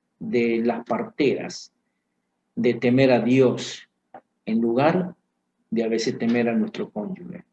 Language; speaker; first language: Spanish; native; Spanish